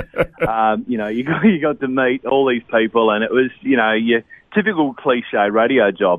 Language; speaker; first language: English; native; English